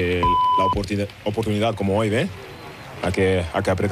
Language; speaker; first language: Spanish; non-native, learner; German